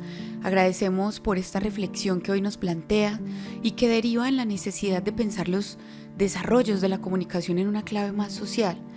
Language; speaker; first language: Spanish; native; Spanish